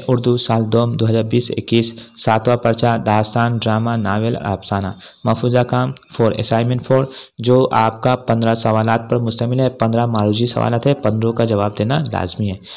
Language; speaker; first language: Urdu; native; Urdu